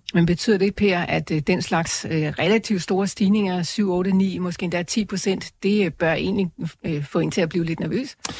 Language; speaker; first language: Danish; native; Danish